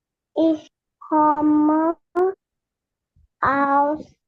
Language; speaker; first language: German; non-native, learner; Indonesian